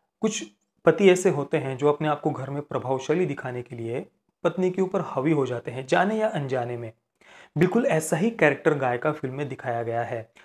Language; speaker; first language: Hindi; non-native, local second language; Marathi